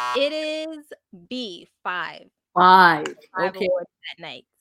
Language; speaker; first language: English; native; English